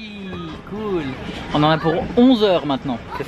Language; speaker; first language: French; native; French